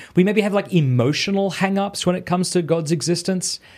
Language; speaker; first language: English; native; English